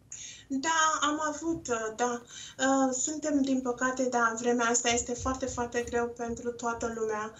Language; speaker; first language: Romanian; non-native, local second language; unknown